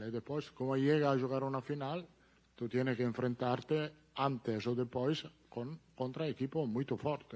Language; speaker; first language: Portuguese; non-native, learner; Italian